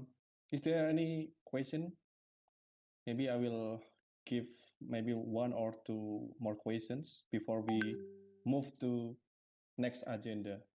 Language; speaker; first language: English; non-native, fluent; Indonesian